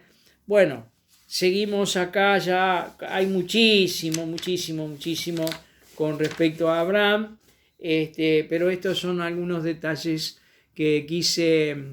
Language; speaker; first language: Spanish; native; Spanish